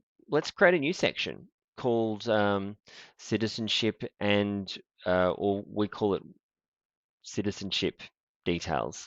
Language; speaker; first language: English; native; English